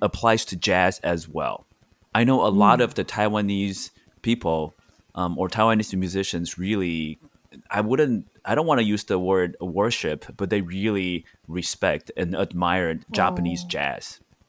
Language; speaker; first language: English; non-native, fluent; Chinese